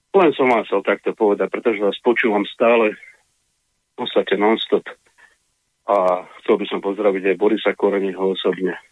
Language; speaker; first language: Slovak; non-native, fluent; Russian